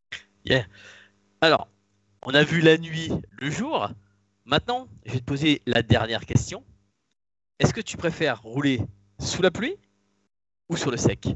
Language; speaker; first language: French; native; French